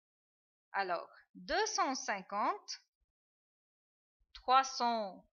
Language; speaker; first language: French; non-native, fluent; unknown